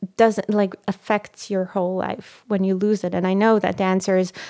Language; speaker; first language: English; non-native, fluent; Hebrew